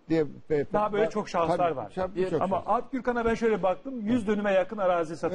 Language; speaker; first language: Turkish; native; Turkish